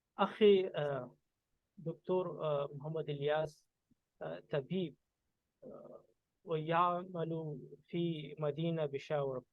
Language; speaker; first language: Arabic; non-native, learner; Urdu